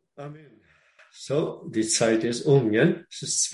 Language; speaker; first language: German; non-native, fluent; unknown